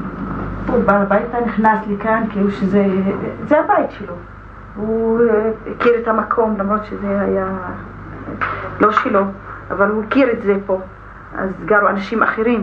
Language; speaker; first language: Hebrew; non-native, local second language; Arabic